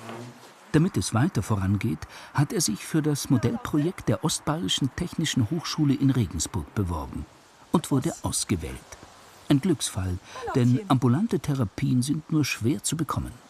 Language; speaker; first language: German; native; German